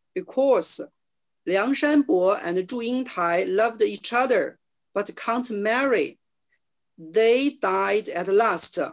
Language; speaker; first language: English; non-native, learner; Chinese